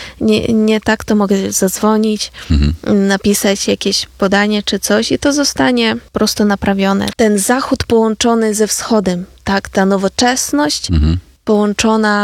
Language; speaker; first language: Polish; non-native, fluent; Ukrainian